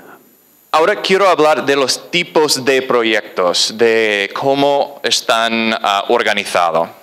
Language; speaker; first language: Spanish; non-native, fluent; English